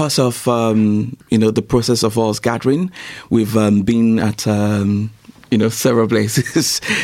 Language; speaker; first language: English; non-native, local second language; Yoruba